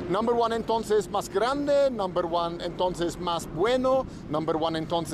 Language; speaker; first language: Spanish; non-native, learner; English